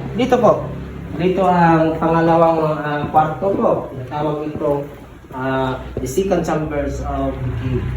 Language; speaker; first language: Filipino; non-native, local second language; Cebuano